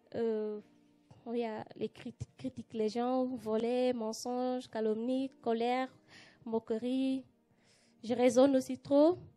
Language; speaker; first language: French; non-native, local second language; Wolof